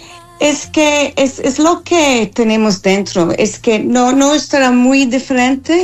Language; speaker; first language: Spanish; non-native, fluent; English